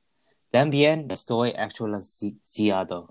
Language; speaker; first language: Spanish; non-native, learner; English